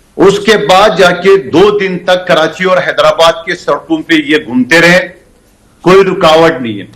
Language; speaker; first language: Urdu; non-native, local second language; Pashto